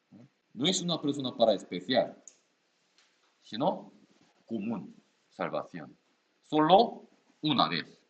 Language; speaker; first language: Spanish; non-native, learner; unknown